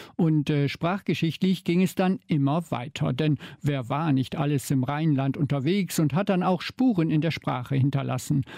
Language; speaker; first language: German; native; German